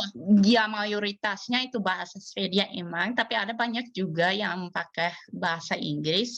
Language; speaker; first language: Indonesian; non-native, fluent; Swedish